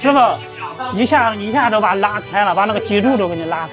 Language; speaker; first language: Chinese; native; Chinese